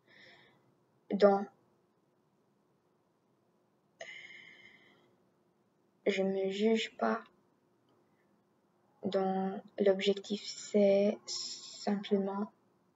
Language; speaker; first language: French; non-native, learner; English